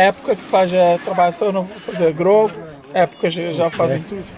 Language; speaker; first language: Portuguese; non-native, local second language; Kabuverdianu